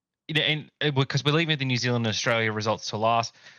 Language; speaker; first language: English; native; English